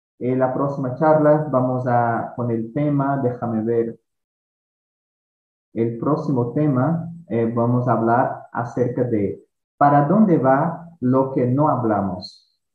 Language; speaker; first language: Spanish; non-native, fluent; Portuguese